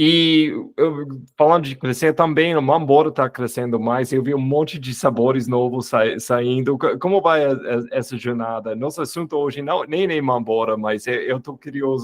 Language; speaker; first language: Portuguese; non-native, fluent; English